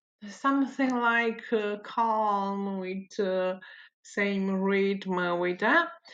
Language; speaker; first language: English; non-native, learner; Italian